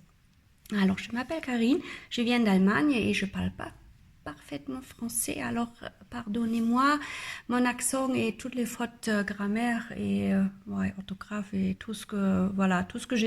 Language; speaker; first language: French; non-native, learner; German